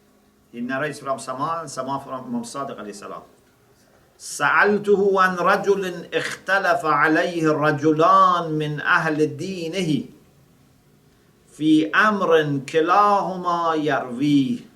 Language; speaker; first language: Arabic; non-native, fluent; Persian